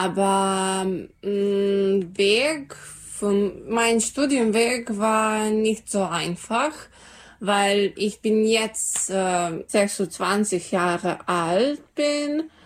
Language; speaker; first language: German; non-native, learner; Serbian